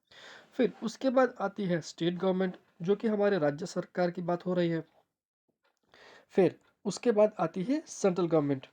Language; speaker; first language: Hindi; native; Hindi